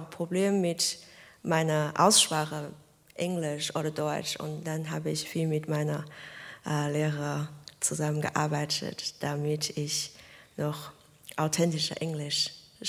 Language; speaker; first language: German; non-native, learner; Chinese